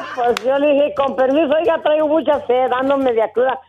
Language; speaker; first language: Spanish; native; Spanish